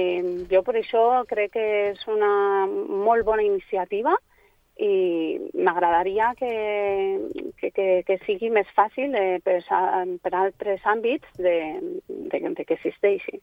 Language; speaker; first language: Catalan; non-native, local second language; Spanish